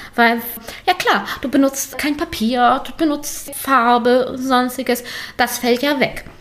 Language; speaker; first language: German; native; German